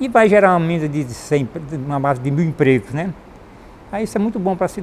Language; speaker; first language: Portuguese; native; Portuguese